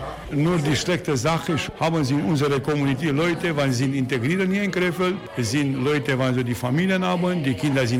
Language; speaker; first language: German; non-native, learner; Romanian